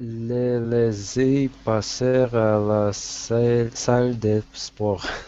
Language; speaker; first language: French; non-native, learner; Russian